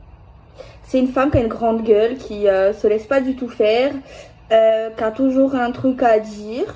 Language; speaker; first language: French; native; French